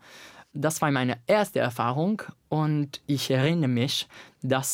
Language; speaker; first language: German; non-native, fluent; Italian